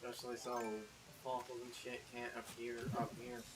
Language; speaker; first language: English; native; English